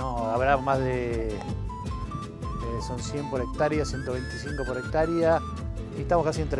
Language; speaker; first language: Spanish; native; Spanish